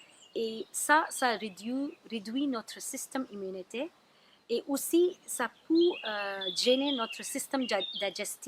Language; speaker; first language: French; non-native, learner; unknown